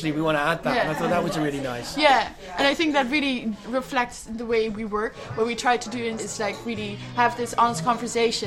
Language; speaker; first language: English; non-native, fluent; Dutch